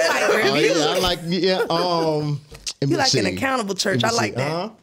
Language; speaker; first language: English; native; English